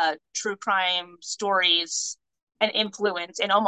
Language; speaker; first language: English; native; English